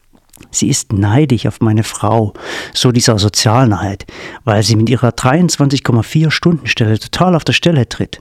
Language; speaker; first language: German; native; German